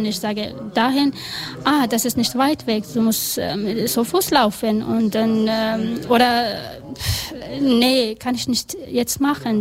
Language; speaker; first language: German; non-native, learner; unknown